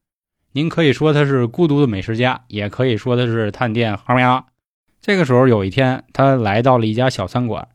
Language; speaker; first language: Chinese; native; Chinese